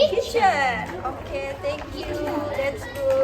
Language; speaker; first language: English; non-native, learner; Indonesian